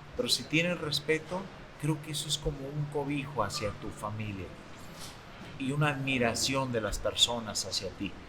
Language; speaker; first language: Spanish; native; Spanish